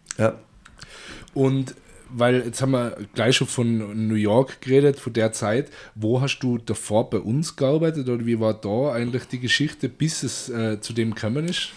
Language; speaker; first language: German; native; German